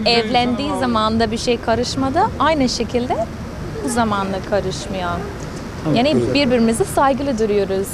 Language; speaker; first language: Turkish; non-native, fluent; English